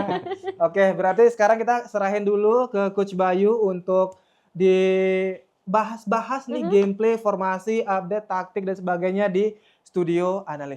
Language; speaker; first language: Indonesian; native; Indonesian